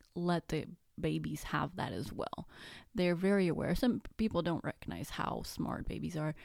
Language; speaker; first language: English; non-native, fluent; Spanish